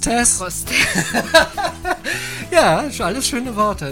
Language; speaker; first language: German; native; German